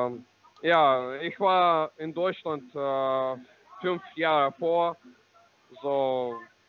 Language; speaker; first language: German; non-native, learner; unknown